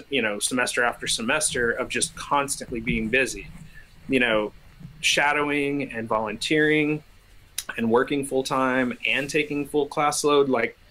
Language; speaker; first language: English; native; English